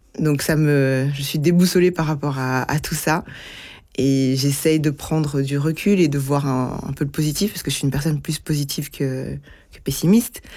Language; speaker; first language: French; early bilingual, other home language; Lingala